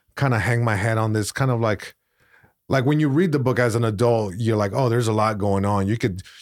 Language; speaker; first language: English; early bilingual, other home language; Spanish